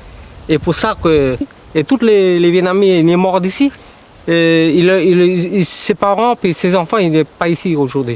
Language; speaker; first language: French; non-native, local second language; Vietnamese